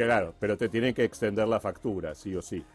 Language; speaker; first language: Spanish; native; Spanish